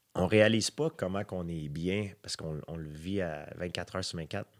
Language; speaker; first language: French; native; French